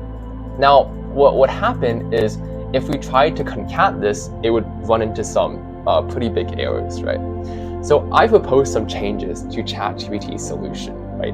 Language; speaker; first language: English; native; English